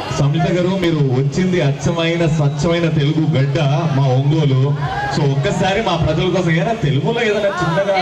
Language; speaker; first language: Telugu; native; Telugu